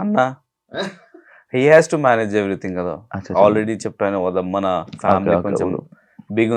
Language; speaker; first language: Telugu; non-native, learner; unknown